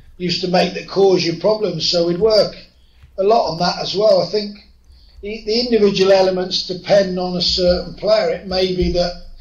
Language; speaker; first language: English; native; English